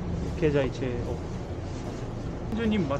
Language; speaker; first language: Korean; non-native, fluent; Russian